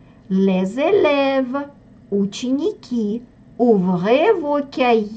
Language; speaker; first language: French; non-native, fluent; Russian